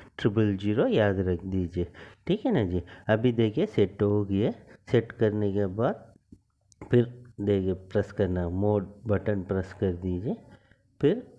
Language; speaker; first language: Hindi; non-native, local second language; Tamil